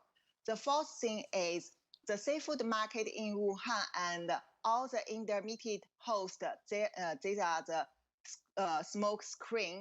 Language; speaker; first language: English; non-native, fluent; Chinese